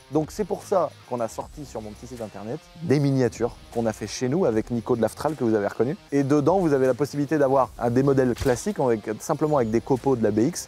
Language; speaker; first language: French; native; French